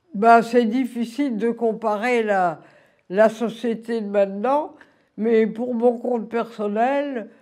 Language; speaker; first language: French; native; French